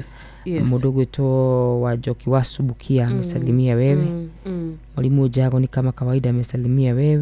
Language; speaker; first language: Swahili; non-native, local second language; Kikuyu